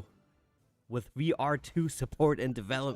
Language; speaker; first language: English; native; English